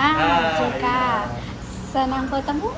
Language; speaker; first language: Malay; non-native, learner; Thai